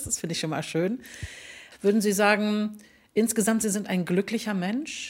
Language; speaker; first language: German; native; German